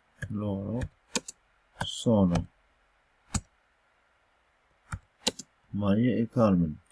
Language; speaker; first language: Italian; non-native, fluent; Arabic